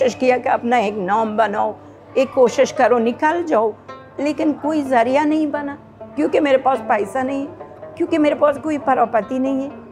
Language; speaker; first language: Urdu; non-native, fluent; Persian